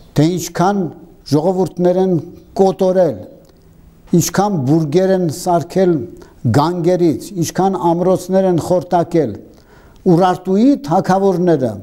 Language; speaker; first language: Armenian; native; Armenian